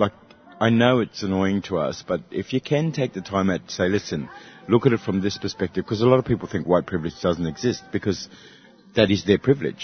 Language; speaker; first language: English; native; English